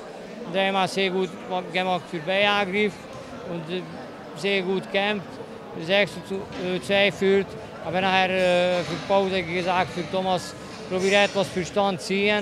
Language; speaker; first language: German; non-native, learner; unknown